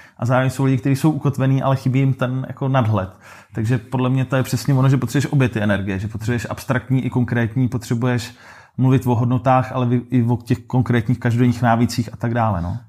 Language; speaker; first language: Czech; native; Czech